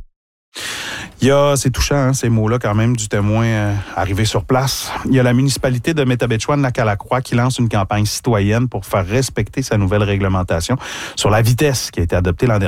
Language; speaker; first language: French; native; French